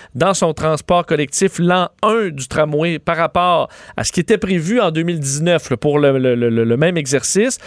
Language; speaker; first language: French; native; French